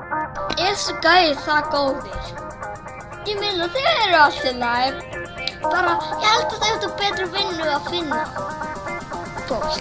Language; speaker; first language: Icelandic; non-native, learner; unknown